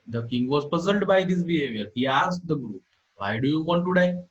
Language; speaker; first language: English; non-native, local second language; Gujarati